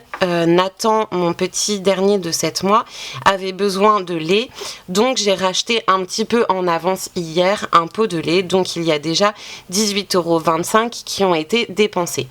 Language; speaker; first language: French; native; French